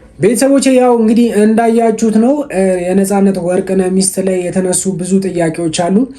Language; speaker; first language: Amharic; native; Amharic